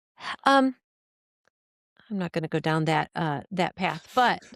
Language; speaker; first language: English; native; English